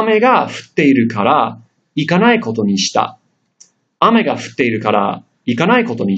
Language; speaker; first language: Japanese; non-native, fluent; English